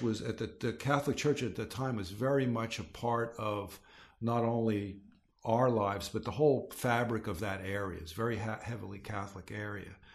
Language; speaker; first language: English; native; English